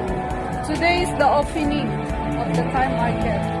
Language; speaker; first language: English; non-native, learner; Filipino